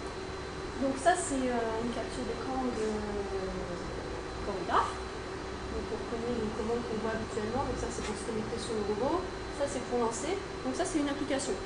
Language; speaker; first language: French; native; French